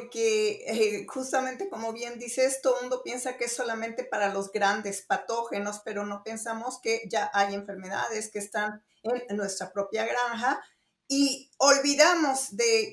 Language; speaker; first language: Spanish; native; Spanish